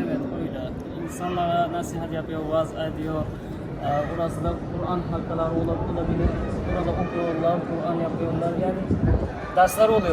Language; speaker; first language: Turkish; non-native, learner; Uzbek